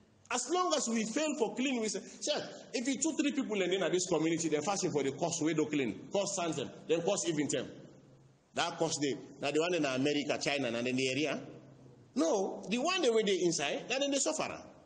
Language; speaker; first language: English; non-native, local second language; Krio